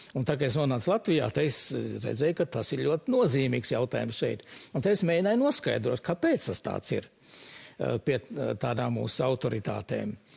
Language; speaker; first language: Latvian; early bilingual, heritage; Latvian